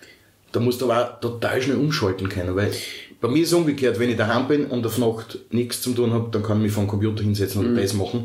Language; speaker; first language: German; native; German